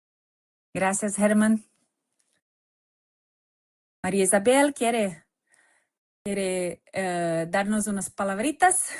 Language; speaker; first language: Spanish; non-native, fluent; Portuguese